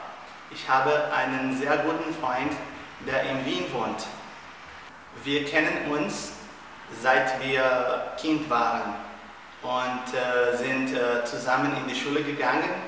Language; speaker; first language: German; non-native, learner; Portuguese